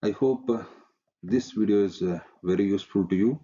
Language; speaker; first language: English; non-native, local second language; Kannada